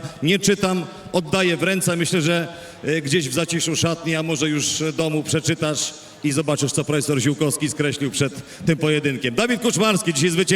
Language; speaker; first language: Polish; native; Polish